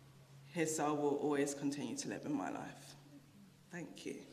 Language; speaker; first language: English; native; English